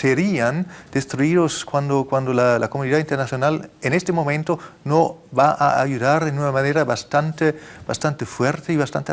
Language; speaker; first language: Spanish; non-native, fluent; German